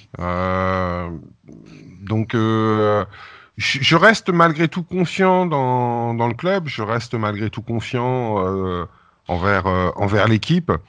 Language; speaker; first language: French; native; French